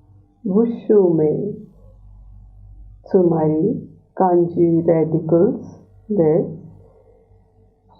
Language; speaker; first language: Japanese; non-native, fluent; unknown